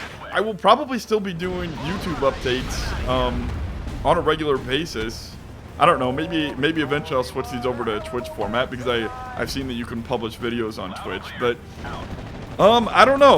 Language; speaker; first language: English; native; English